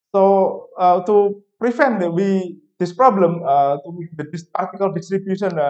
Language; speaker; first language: English; non-native, fluent; Indonesian